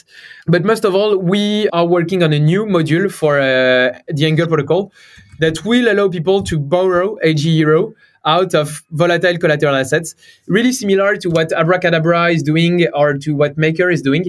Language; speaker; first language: English; non-native, fluent; French